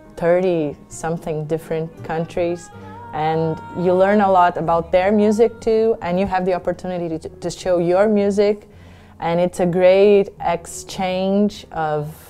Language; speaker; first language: English; non-native, fluent; Portuguese